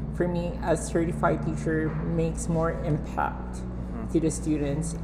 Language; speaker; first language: English; early bilingual, other home language; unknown